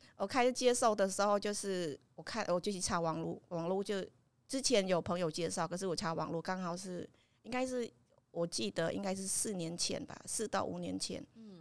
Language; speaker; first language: Chinese; non-native, fluent; Khmer